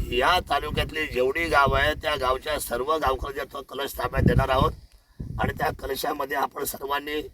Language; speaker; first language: Marathi; native; Marathi